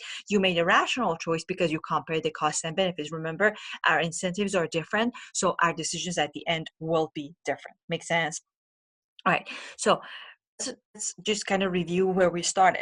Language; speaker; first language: English; non-native, fluent; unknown